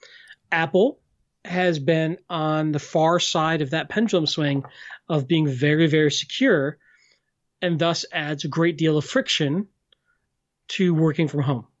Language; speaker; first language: English; native; English